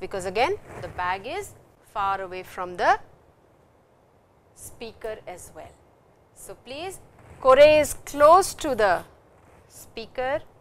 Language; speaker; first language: English; non-native, local second language; Hindi